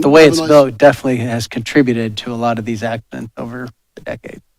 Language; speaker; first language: English; native; English